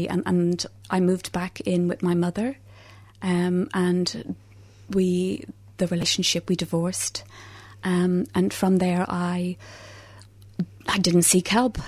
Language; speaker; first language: English; native; English